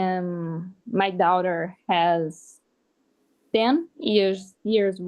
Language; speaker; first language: English; non-native, learner; Portuguese